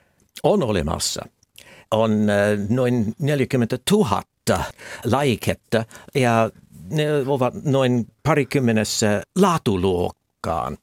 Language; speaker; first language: Finnish; non-native, fluent; English